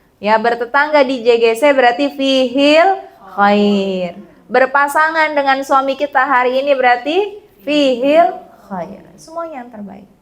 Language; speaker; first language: Indonesian; native; Indonesian